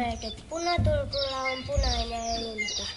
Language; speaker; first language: Finnish; native; Finnish